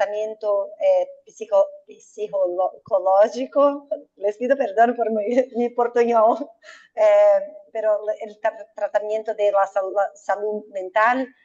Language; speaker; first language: Spanish; non-native, fluent; Portuguese